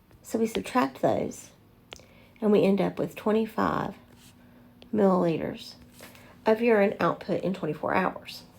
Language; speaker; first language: English; native; English